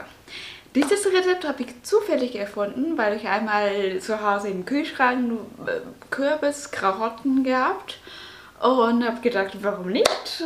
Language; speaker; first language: German; non-native, fluent; Cantonese